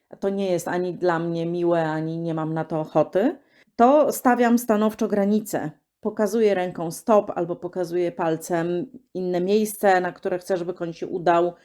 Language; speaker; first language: Polish; native; Polish